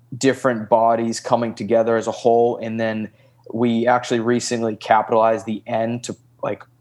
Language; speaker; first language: English; native; English